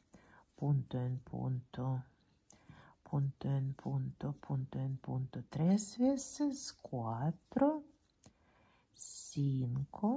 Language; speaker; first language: Spanish; non-native, fluent; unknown